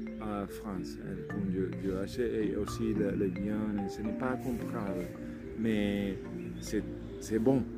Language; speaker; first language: French; non-native, learner; Spanish